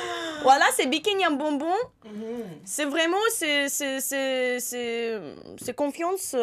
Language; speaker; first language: French; non-native, learner; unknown